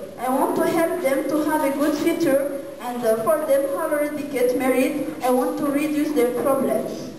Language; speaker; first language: English; non-native, learner; Malagasy